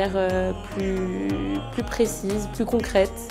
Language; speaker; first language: French; non-native, local second language; Malagasy